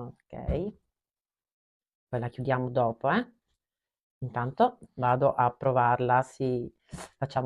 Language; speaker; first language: Italian; native; Italian